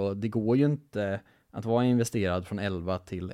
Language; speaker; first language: Swedish; native; Swedish